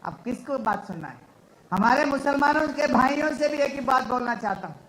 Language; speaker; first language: Hindi; non-native, local second language; Telugu